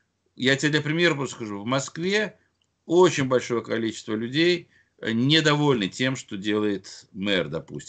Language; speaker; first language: Russian; native; Russian